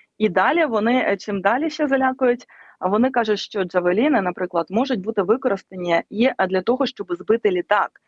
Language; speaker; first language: Ukrainian; native; Ukrainian